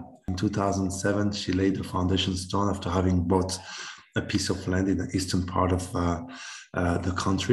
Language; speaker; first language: English; non-native, local second language; Kinyarwanda